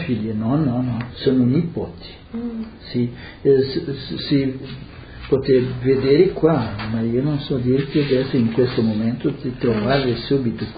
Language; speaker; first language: Italian; early bilingual, heritage; Portuguese